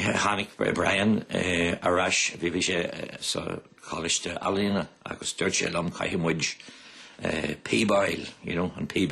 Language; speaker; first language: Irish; non-native, local second language; English